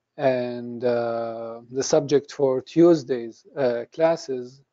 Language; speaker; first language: English; non-native, fluent; Arabic